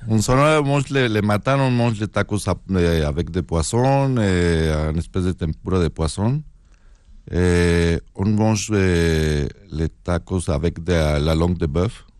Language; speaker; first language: French; non-native, learner; Spanish